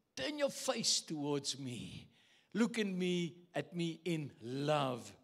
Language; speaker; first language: English; non-native, local second language; Afrikaans